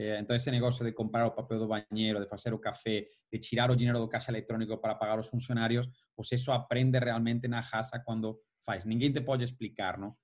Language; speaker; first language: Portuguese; non-native, fluent; Spanish